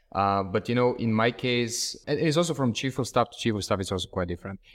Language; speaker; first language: English; non-native, fluent; Bulgarian